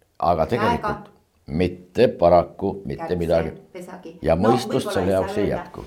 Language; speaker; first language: Estonian; native; Estonian